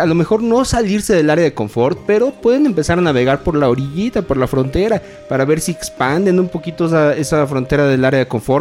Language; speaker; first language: Spanish; native; Spanish